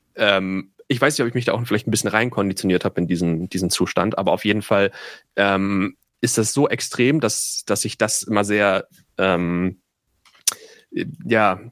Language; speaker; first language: German; native; German